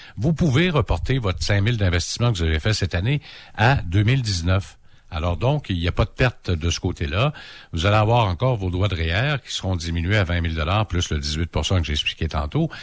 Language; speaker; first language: French; native; French